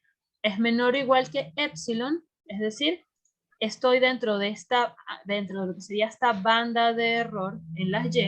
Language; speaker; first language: Spanish; native; Spanish